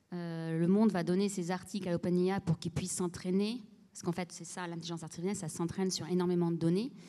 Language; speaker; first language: French; native; French